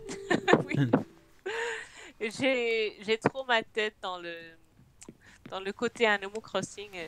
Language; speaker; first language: French; non-native, fluent; English